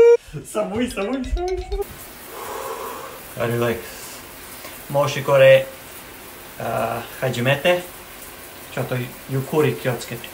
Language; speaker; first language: Japanese; non-native, learner; Serbian